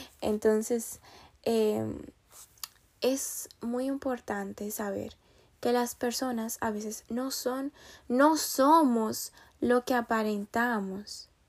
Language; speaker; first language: Spanish; native; Spanish